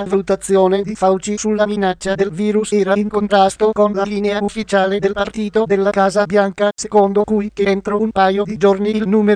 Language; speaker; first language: Italian; native; Italian